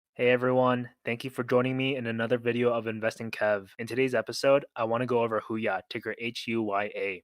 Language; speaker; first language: English; native; English